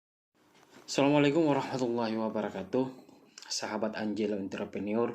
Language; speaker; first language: Indonesian; native; Indonesian